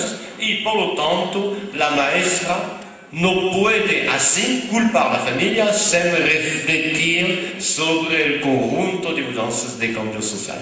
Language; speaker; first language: Spanish; non-native, fluent; French